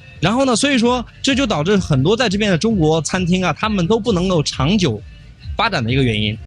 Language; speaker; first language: Chinese; native; Chinese